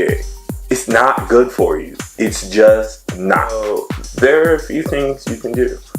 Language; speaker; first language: English; native; English